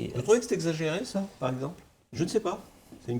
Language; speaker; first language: French; native; French